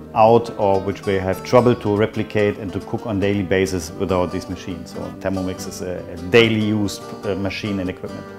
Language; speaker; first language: English; non-native, fluent; German